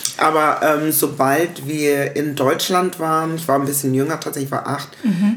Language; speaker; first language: German; early bilingual, other home language; English